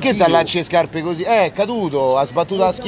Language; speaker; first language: Italian; native; Italian